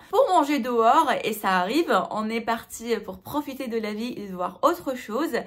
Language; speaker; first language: French; non-native, local second language; Arabic